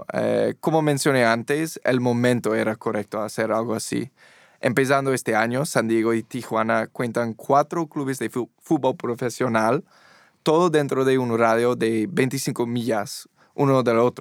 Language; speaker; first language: Spanish; non-native, fluent; English